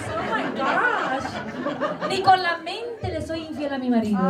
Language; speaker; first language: Spanish; early bilingual, heritage; Spanish